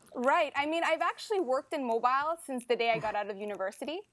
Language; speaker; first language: English; native; English